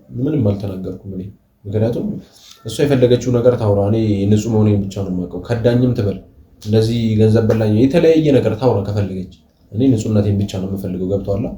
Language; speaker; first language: Amharic; native; Amharic